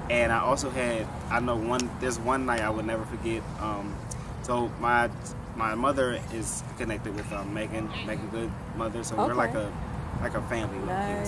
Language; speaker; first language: English; native; English